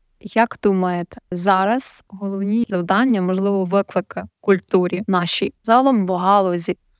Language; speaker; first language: Ukrainian; native; Ukrainian